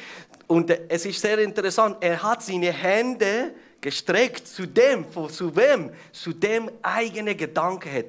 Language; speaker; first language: German; non-native, fluent; Persian